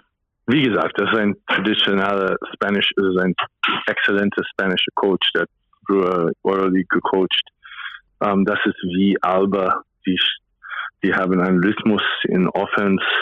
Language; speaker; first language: German; non-native, fluent; English